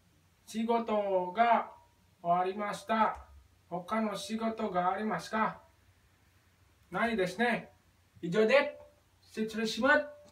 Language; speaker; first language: Japanese; non-native, fluent; Indonesian